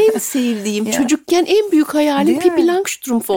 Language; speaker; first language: Turkish; native; Turkish